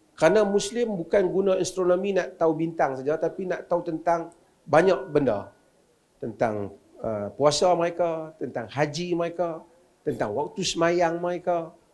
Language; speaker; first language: Malay; native; Malay